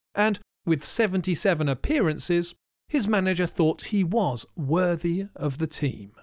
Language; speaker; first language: English; native; English